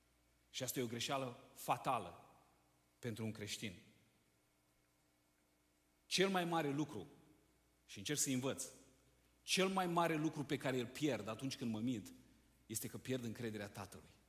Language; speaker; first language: Romanian; native; Romanian